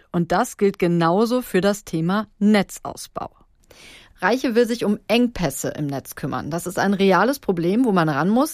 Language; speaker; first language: German; native; German